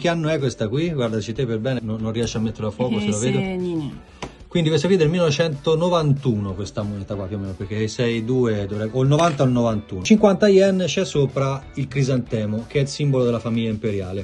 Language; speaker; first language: Italian; native; Italian